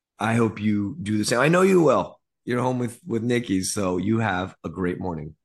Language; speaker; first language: English; early bilingual, other home language; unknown